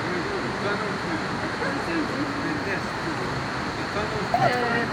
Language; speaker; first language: French; non-native, fluent; Portuguese